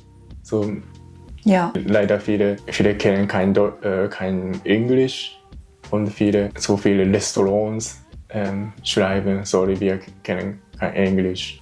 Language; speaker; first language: German; non-native, learner; Japanese